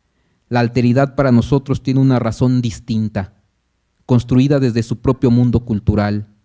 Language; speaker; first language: Spanish; native; Spanish